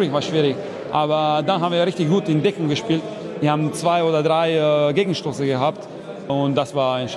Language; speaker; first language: German; non-native, learner; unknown